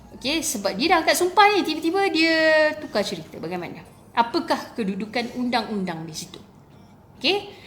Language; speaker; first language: Malay; native; Malay